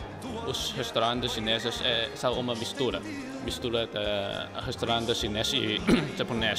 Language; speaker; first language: Portuguese; non-native, local second language; Chinese